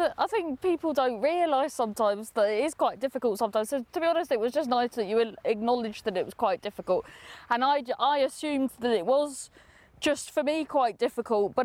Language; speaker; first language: English; native; English